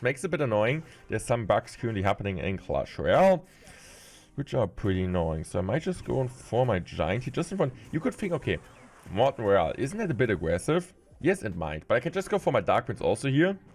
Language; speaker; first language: English; non-native, fluent; German